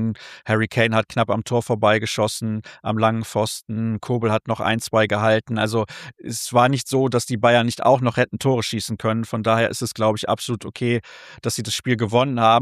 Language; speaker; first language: German; native; German